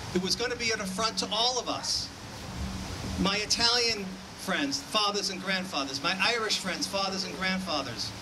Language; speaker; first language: English; native; English